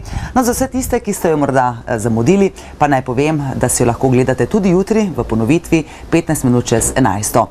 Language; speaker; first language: Slovenian; native; Slovenian